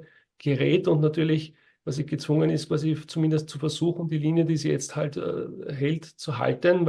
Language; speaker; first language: German; native; German